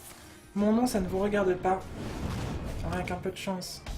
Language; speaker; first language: French; native; French